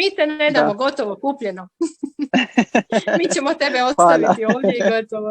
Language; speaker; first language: Croatian; native; Croatian